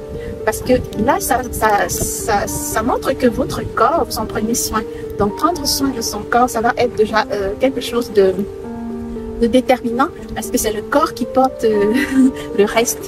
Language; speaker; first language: French; native; French